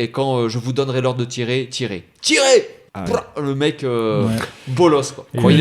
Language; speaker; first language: French; native; French